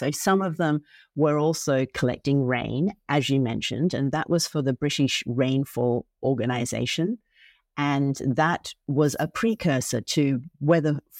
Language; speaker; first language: English; native; English